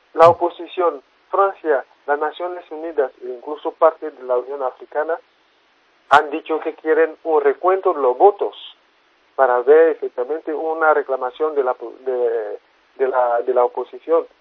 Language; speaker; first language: Spanish; non-native, fluent; French